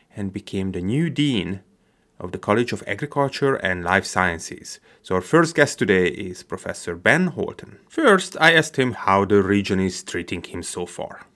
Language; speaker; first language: English; non-native, fluent; Hungarian